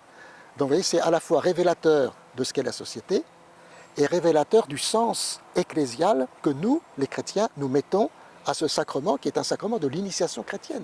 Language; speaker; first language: French; native; French